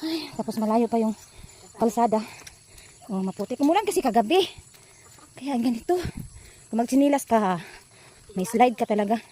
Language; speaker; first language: Filipino; non-native, local second language; Cebuano